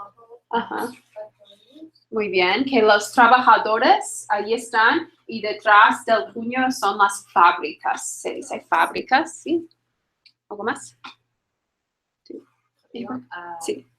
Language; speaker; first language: Spanish; non-native, fluent; English